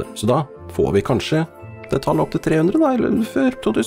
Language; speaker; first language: Norwegian; native; Norwegian